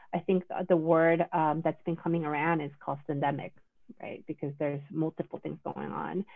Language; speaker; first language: English; non-native, fluent; Korean